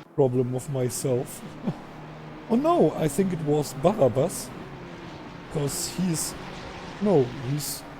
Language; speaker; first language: English; non-native, fluent; German